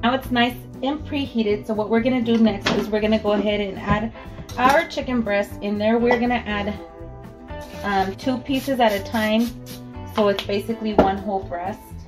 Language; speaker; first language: English; early bilingual, other home language; Spanish